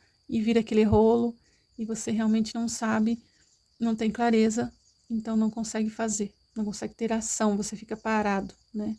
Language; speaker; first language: Portuguese; native; Portuguese